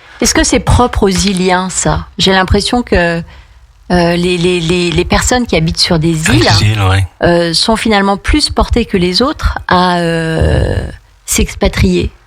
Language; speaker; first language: French; native; French